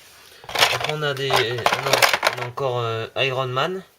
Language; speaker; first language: French; native; French